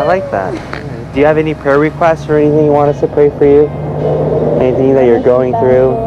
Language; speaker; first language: English; early bilingual, other home language; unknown